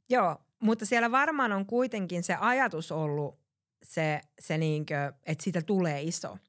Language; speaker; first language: Finnish; early bilingual, heritage; Finnish